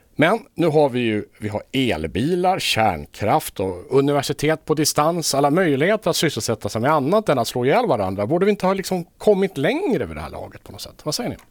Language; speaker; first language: Swedish; native; Swedish